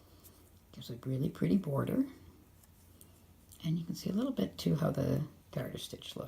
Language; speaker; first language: English; native; English